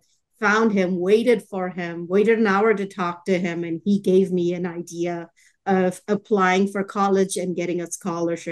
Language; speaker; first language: English; non-native, local second language; Tamil